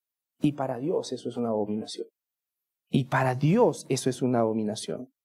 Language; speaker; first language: Spanish; native; Spanish